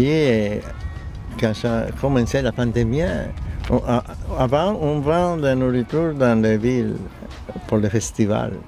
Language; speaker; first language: French; non-native, learner; Spanish